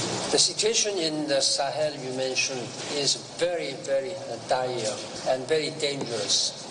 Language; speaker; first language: English; non-native, fluent; Korean